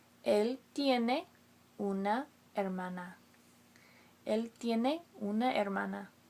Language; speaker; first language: Spanish; non-native, fluent; English